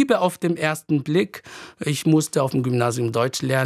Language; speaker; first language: German; non-native, fluent; Arabic